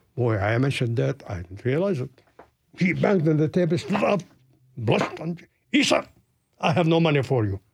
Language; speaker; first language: English; non-native, fluent; Arabic